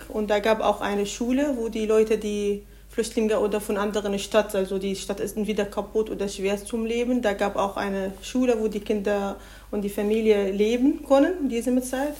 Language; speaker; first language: German; non-native, learner; Arabic